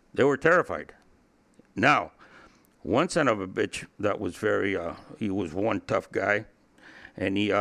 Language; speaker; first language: English; early bilingual, other home language; Spanish